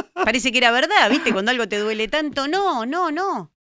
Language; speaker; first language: Spanish; native; Spanish